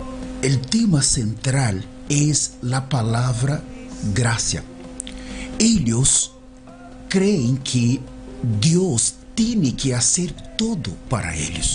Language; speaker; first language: Spanish; non-native, learner; Portuguese